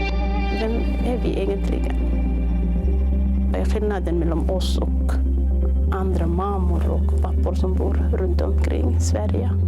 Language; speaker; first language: Swedish; non-native, fluent; Somali